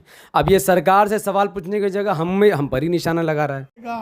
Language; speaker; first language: Hindi; native; Hindi